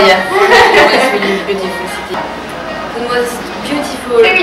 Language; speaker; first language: English; non-native, learner; French